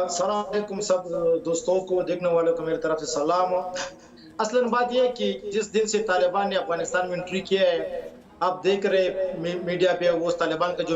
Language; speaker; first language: Hindi; non-native, fluent; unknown